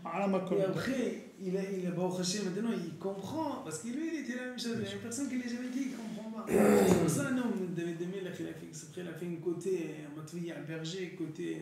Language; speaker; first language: French; native; French